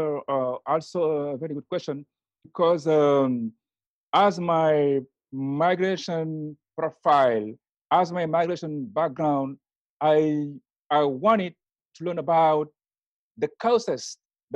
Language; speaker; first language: English; non-native, learner; Wolof